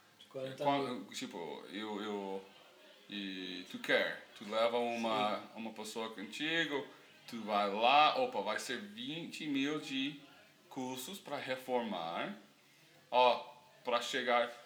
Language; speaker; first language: Portuguese; non-native, learner; English